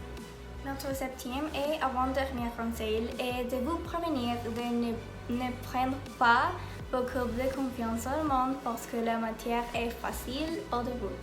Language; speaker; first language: French; non-native, learner; Spanish